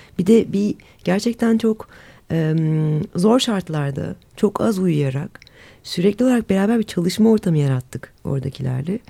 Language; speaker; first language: Turkish; native; Turkish